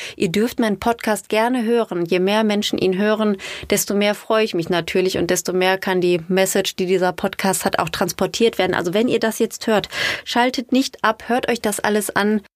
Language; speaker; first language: German; native; German